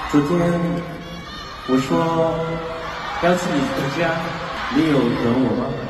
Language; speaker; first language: Chinese; non-native, learner; Korean